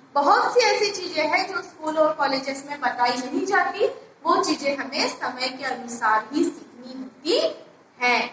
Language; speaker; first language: Hindi; non-native, local second language; Marathi